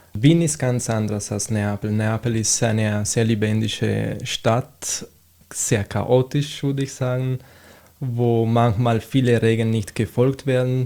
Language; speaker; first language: German; non-native, fluent; Italian